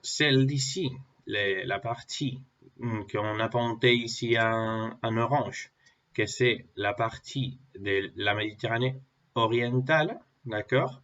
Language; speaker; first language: French; non-native, fluent; Spanish